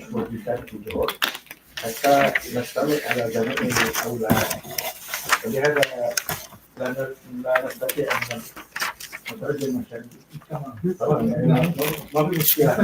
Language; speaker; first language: Arabic; non-native, fluent; Malay